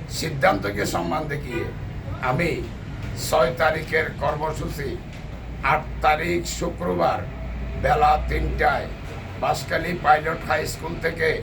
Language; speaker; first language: Bangla; native; Bangla